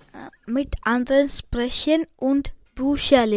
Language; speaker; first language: German; non-native, learner; Malayalam